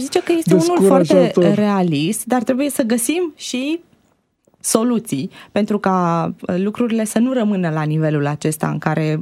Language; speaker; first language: Romanian; native; Romanian